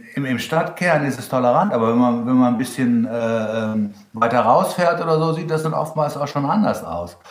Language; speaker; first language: German; native; German